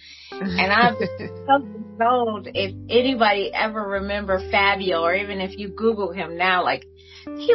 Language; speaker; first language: English; native; English